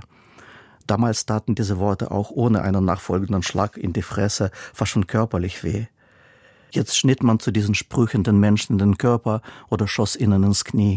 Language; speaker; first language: German; non-native, fluent; Russian